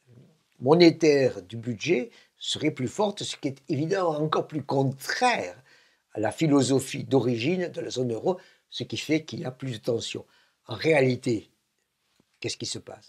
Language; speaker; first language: French; native; French